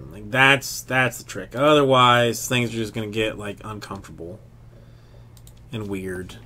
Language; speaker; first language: English; native; English